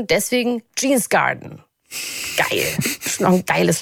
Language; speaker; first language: German; native; German